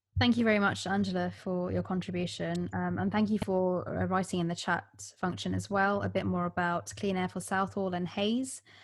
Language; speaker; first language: English; early bilingual, other home language; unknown